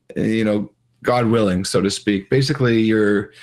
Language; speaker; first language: English; native; English